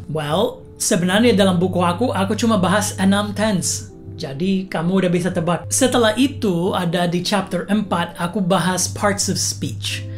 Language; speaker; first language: Indonesian; non-native, fluent; English